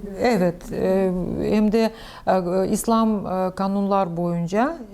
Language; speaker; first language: Turkish; non-native, learner; Crimean Tatar